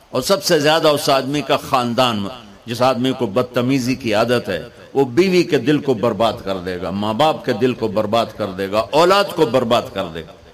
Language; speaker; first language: Urdu; non-native, local second language; Punjabi